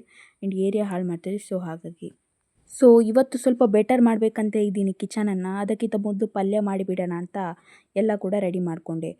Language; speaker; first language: Kannada; non-native, local second language; Tulu